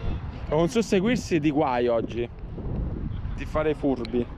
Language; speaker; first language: Italian; native; Italian